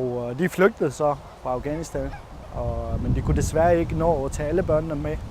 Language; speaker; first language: Danish; non-native, fluent; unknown